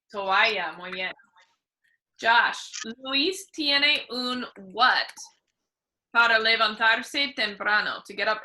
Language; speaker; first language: Spanish; non-native, fluent; English